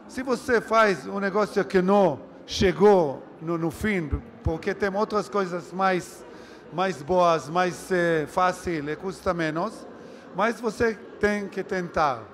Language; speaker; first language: Portuguese; non-native, learner; Hebrew